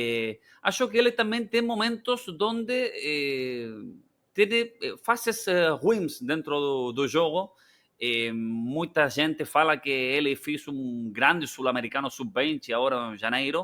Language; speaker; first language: Portuguese; non-native, learner; Spanish